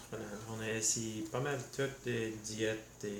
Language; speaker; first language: French; non-native, learner; English